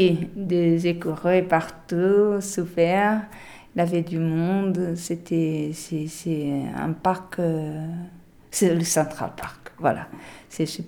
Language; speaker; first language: French; non-native, learner; Portuguese